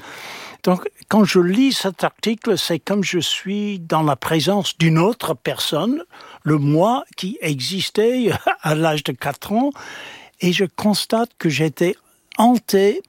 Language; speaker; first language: French; non-native, fluent; English